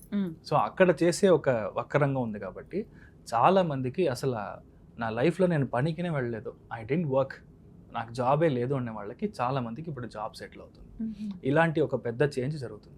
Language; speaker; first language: Telugu; non-native, fluent; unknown